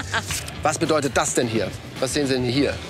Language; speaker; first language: German; native; German